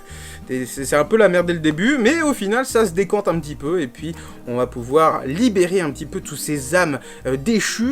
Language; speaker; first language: French; native; French